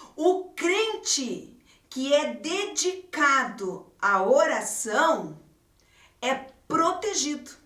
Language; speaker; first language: Portuguese; native; Portuguese